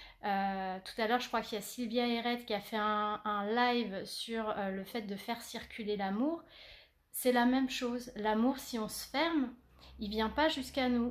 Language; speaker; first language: French; native; French